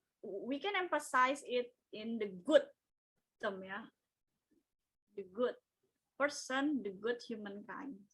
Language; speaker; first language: English; non-native, local second language; Indonesian